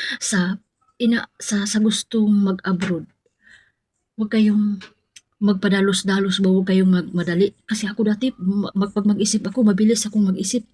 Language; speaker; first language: Filipino; non-native, local second language; Cebuano